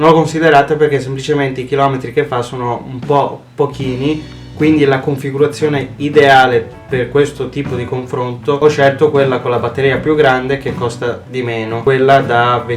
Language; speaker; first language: Italian; native; Italian